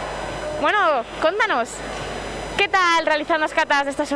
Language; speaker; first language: Galician; native; Galician